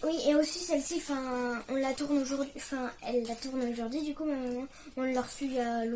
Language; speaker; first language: French; native; French